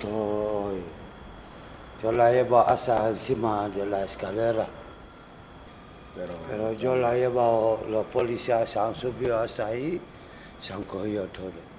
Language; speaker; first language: Spanish; non-native, learner; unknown